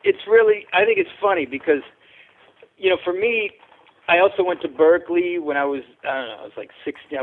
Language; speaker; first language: English; native; English